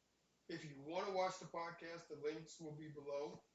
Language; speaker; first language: English; native; English